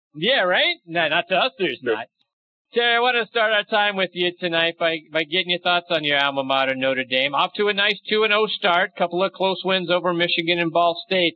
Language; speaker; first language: English; native; English